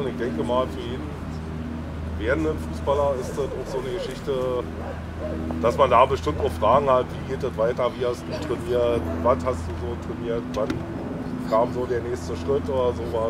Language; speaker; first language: German; native; German